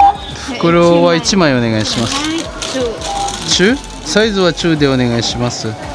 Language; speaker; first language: Japanese; non-native, learner; Filipino